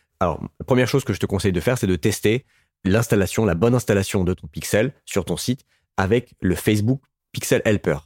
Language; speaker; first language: French; native; French